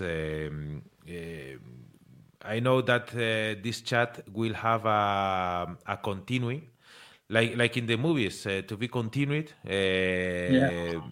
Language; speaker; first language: English; non-native, learner; Spanish